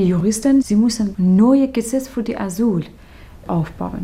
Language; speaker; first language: German; non-native, fluent; Persian